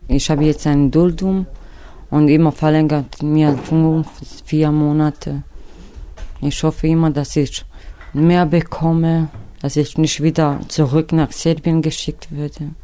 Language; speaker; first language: German; non-native, learner; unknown